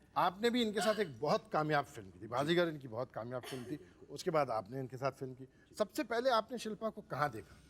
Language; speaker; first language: Hindi; native; Hindi